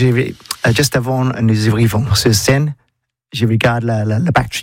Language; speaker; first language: French; non-native, learner; English